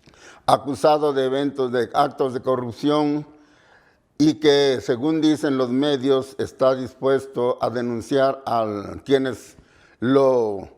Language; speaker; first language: Spanish; native; Spanish